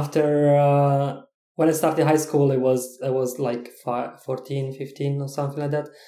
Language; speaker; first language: English; non-native, fluent; Italian